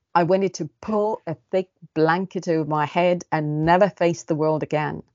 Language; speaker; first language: English; early bilingual, other home language; Estonian